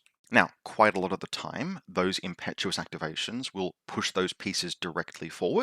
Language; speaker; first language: English; native; English